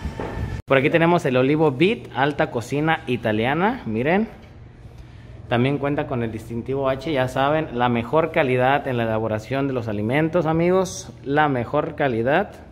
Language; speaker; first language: Spanish; native; Spanish